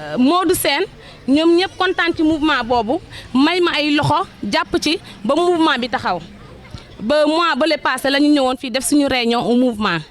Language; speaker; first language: Wolof; native; Wolof